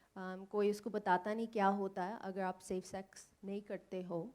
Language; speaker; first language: Hindi; early bilingual, heritage; English